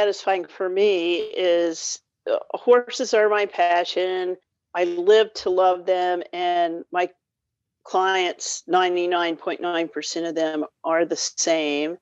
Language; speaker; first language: English; native; English